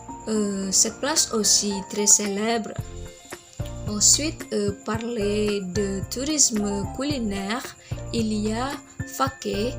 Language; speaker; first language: French; non-native, learner; Indonesian